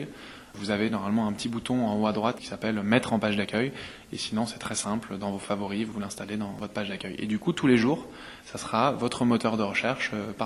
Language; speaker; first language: French; native; French